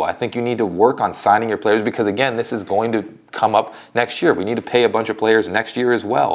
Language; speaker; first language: English; native; English